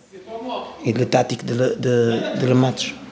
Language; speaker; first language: French; non-native, learner; Portuguese